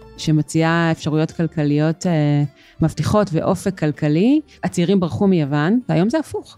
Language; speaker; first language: Hebrew; native; Hebrew